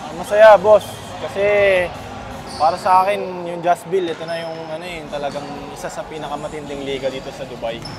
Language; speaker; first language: Filipino; native; Filipino